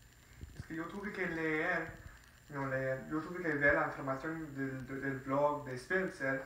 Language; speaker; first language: Spanish; non-native, fluent; English